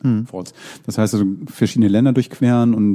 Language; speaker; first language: German; native; German